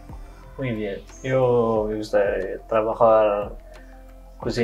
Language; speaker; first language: Spanish; non-native, learner; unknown